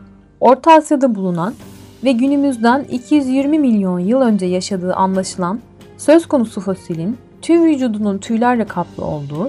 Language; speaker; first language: Turkish; native; Turkish